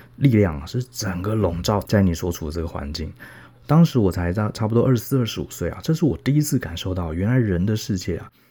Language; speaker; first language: Chinese; native; Chinese